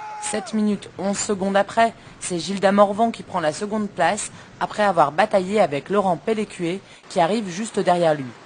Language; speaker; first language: French; native; French